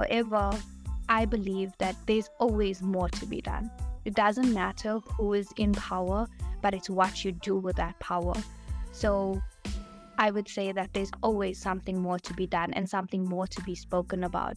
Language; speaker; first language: English; native; English